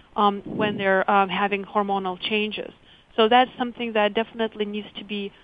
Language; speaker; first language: English; early bilingual, other home language; Lithuanian